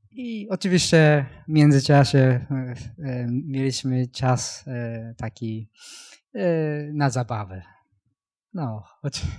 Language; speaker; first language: Polish; non-native, learner; Japanese